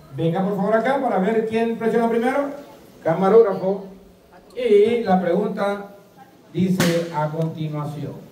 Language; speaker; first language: Spanish; native; Spanish